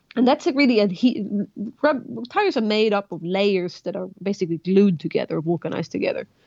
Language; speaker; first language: English; non-native, fluent; Swedish